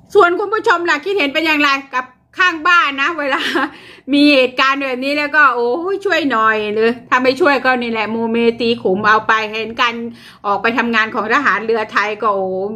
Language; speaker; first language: Thai; native; Thai